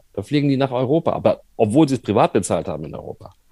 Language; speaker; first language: German; native; German